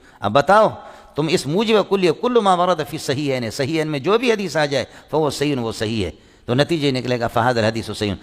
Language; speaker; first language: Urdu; non-native, local second language; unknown